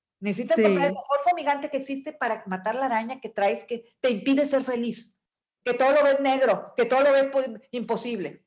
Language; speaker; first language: Spanish; native; Spanish